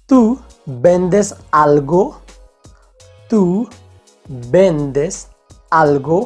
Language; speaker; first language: Spanish; non-native, fluent; Hindi